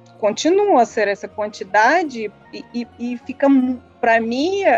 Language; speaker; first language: Portuguese; non-native, learner; Russian